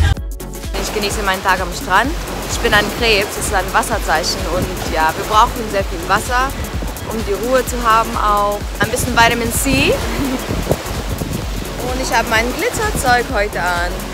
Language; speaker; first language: German; non-native, fluent; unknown